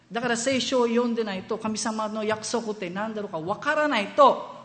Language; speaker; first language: Japanese; non-native, fluent; Filipino